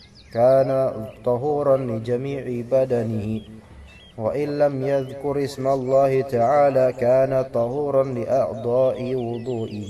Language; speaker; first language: Arabic; non-native, fluent; Indonesian